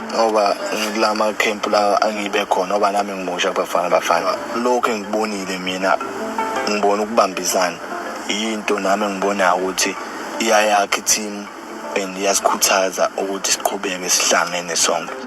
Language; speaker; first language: Zulu; native; Zulu